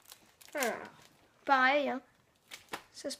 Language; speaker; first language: French; native; French